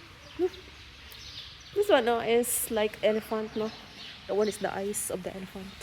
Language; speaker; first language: English; non-native, local second language; Filipino